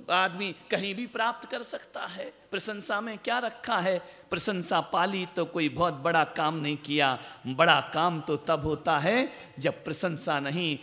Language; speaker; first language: Hindi; native; Hindi